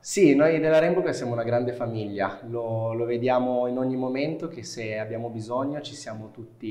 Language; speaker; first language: Italian; native; Italian